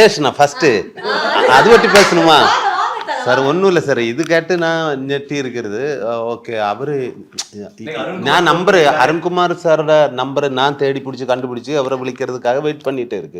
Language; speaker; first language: Tamil; non-native, learner; Malayalam